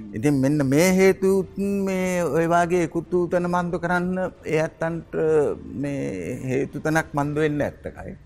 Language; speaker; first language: Sinhala; native; Sinhala